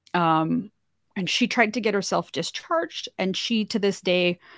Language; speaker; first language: English; native; English